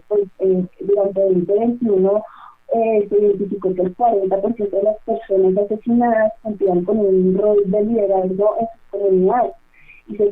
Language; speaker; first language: Spanish; native; Spanish